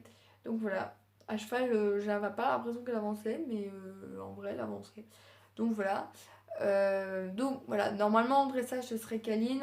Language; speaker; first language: French; native; French